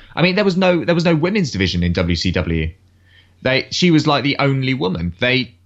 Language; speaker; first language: English; native; English